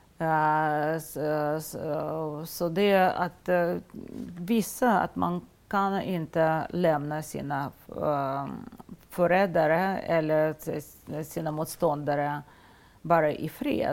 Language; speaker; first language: Swedish; non-native, fluent; Russian